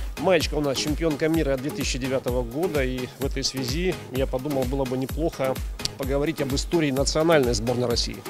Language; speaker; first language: Russian; native; Russian